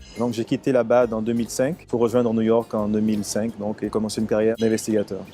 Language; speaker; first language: French; early bilingual, other home language; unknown